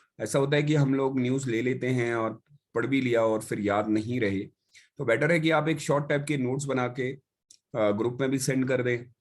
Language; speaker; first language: Hindi; native; Hindi